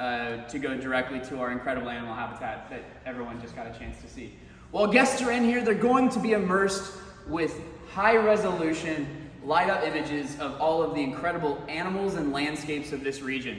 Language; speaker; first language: English; native; English